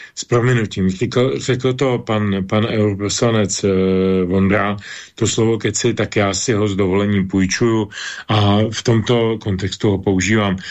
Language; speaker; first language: Czech; native; Czech